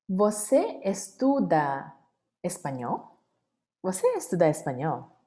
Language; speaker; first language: Portuguese; non-native, fluent; Chinese